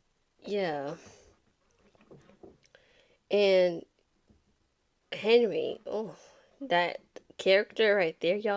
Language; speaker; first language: English; native; English